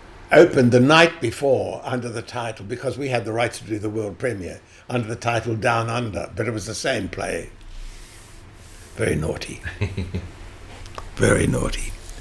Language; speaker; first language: English; native; English